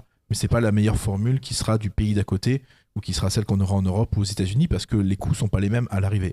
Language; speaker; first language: French; native; French